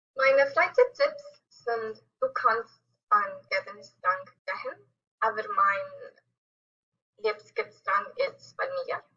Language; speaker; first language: German; non-native, learner; Spanish